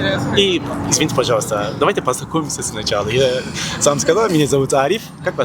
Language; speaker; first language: Russian; non-native, learner; Turkish